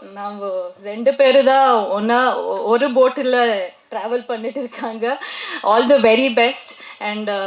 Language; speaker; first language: Tamil; non-native, local second language; Kannada